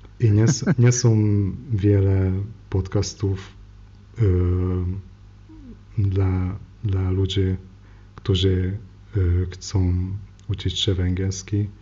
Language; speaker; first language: Polish; non-native, learner; Hungarian